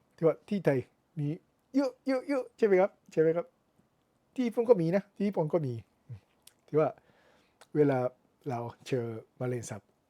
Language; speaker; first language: Thai; non-native, learner; Japanese